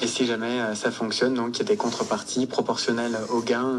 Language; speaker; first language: French; native; French